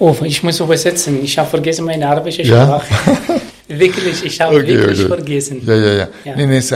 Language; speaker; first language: German; non-native, learner; Arabic